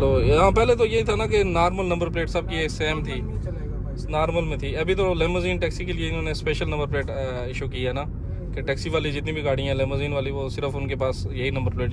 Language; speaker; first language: Hindi; native; Hindi